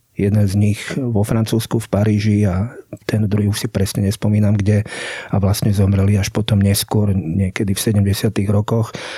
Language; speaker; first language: Slovak; native; Slovak